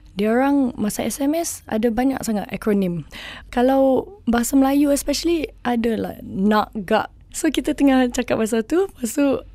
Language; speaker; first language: Malay; non-native, local second language; English